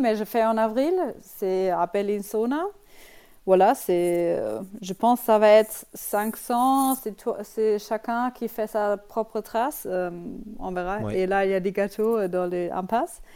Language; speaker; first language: French; non-native, learner; German